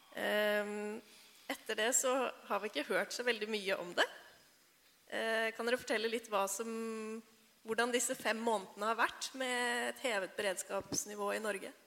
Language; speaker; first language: Norwegian; native; Norwegian